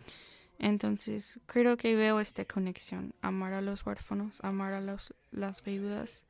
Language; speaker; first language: Spanish; non-native, fluent; English